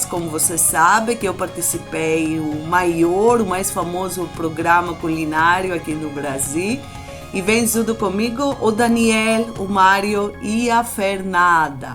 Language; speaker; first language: Portuguese; non-native, fluent; Greek